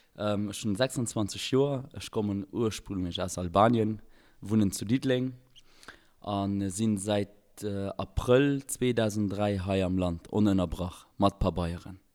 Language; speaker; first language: Luxembourgish; early bilingual, other home language; Albanian